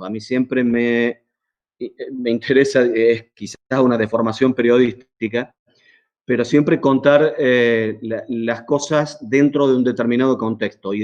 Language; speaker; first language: Spanish; native; Spanish